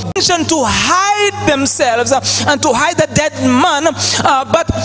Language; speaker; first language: English; non-native, local second language; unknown